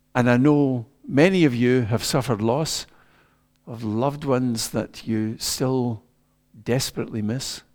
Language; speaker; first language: English; native; English